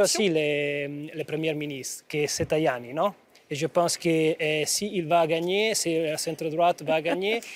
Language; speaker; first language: French; non-native, fluent; Italian